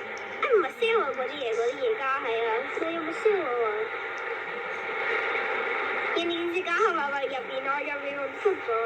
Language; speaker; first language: Cantonese; early bilingual, heritage; Cantonese